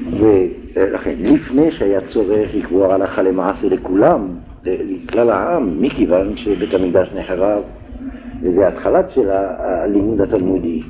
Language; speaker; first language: Hebrew; non-native, fluent; French